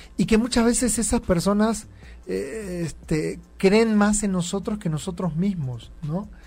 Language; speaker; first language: Spanish; native; Spanish